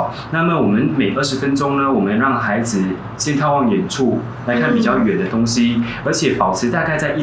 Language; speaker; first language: Chinese; native; Chinese